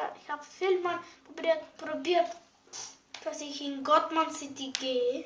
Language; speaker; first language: German; non-native, learner; Bulgarian